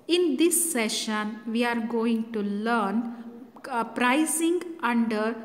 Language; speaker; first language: English; non-native, local second language; Kannada